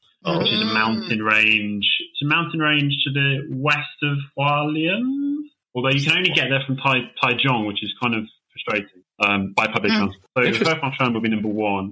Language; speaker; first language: English; native; English